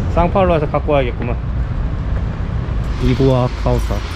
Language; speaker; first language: Portuguese; non-native, learner; Korean